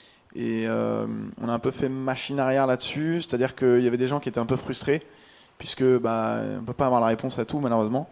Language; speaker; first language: French; native; French